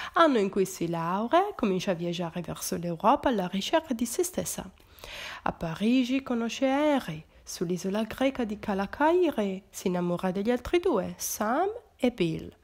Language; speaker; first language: Italian; native; Italian